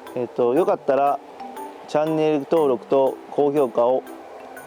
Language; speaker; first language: Japanese; native; Japanese